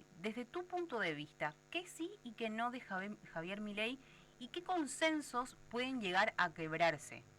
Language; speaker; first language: Spanish; native; Spanish